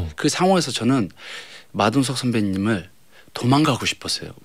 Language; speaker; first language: Korean; native; Korean